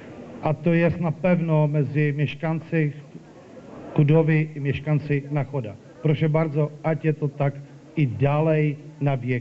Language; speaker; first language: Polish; non-native, learner; Czech